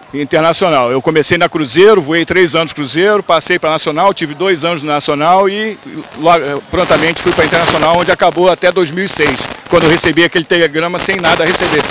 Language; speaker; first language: Portuguese; native; Portuguese